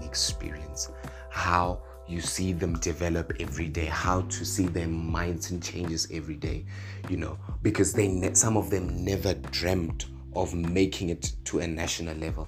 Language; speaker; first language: English; non-native, local second language; Northern Sotho